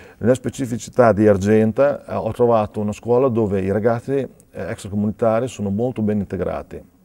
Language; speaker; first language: Italian; native; Italian